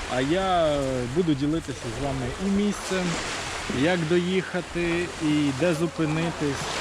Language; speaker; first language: Ukrainian; non-native, local second language; Russian